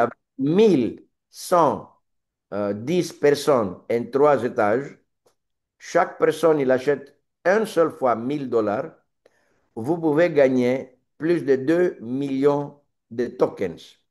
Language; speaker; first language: French; non-native, learner; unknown